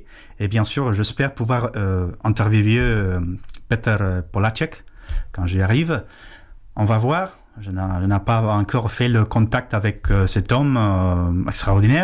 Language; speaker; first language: French; non-native, fluent; Spanish